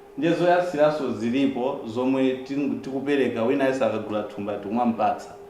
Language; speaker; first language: Nyanja; native; Nyanja